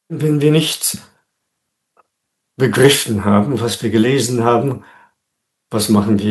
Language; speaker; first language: German; non-native, fluent; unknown